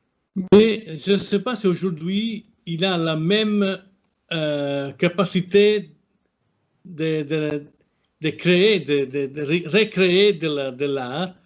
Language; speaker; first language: French; non-native, fluent; Italian